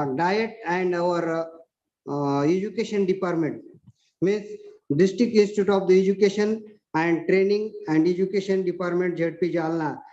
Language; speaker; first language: English; non-native, local second language; Marathi